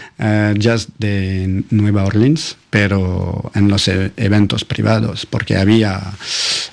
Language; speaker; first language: Spanish; non-native, fluent; French